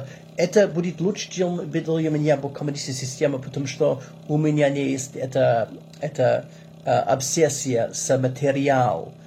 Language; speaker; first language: Russian; non-native, learner; English